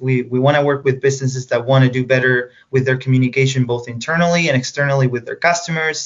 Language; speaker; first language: English; non-native, fluent; Spanish